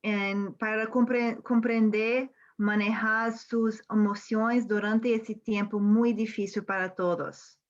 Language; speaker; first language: Spanish; non-native, learner; English